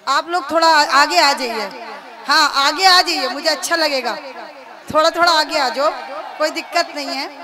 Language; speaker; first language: Hindi; native; Hindi